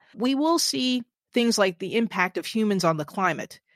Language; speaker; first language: English; native; English